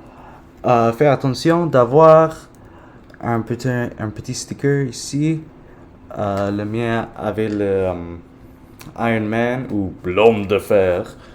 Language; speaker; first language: French; non-native, learner; English